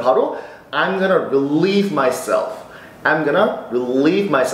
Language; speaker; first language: English; non-native, fluent; Korean